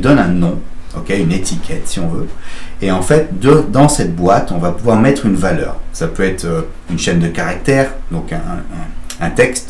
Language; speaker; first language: French; native; French